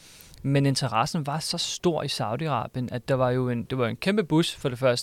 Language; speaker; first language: Danish; native; Danish